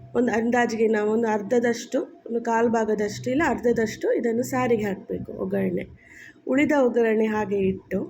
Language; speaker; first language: Kannada; non-native, local second language; Konkani